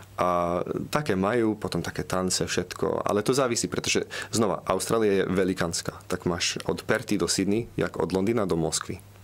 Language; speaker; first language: Slovak; early bilingual, heritage; Slovak